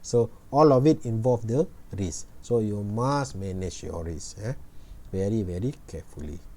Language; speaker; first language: English; non-native, local second language; Malay